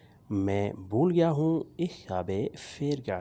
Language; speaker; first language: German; non-native, learner; Urdu